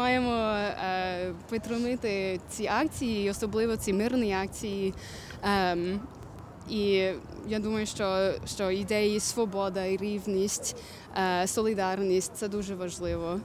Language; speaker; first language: Ukrainian; non-native, learner; English